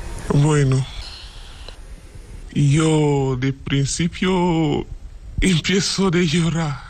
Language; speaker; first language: Spanish; non-native, learner; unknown